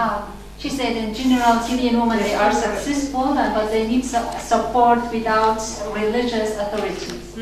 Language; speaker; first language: English; non-native, fluent; Arabic